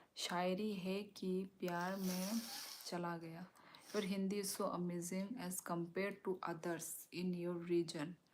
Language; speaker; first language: Hindi; non-native, local second language; Kok Borok